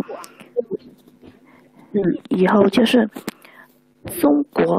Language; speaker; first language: Chinese; non-native, learner; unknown